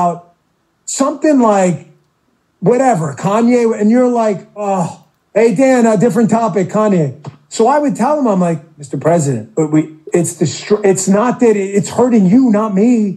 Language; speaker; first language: English; native; English